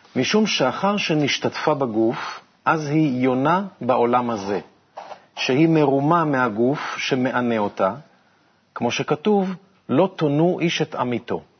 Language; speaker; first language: Hebrew; native; Hebrew